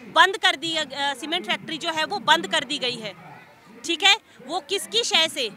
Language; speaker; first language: Hindi; native; Hindi